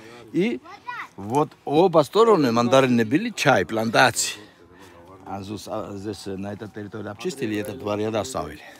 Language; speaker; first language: Russian; non-native, learner; Georgian